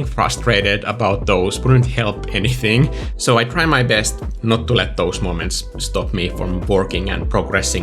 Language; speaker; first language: English; non-native, fluent; Finnish